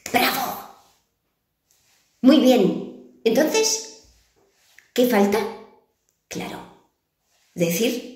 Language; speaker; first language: Spanish; non-native, fluent; Portuguese